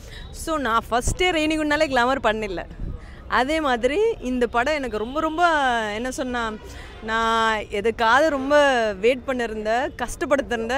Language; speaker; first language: Tamil; non-native, fluent; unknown